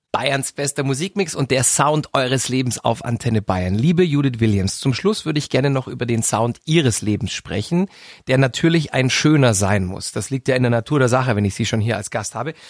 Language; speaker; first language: German; native; German